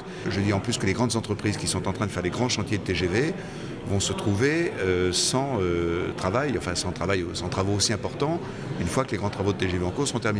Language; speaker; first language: French; native; French